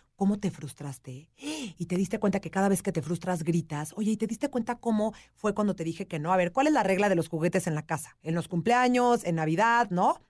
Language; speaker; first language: Spanish; native; Spanish